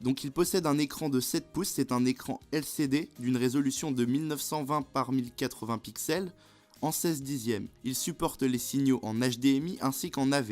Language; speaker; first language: French; native; French